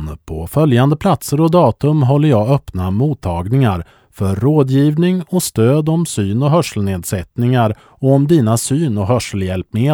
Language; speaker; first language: Swedish; native; Swedish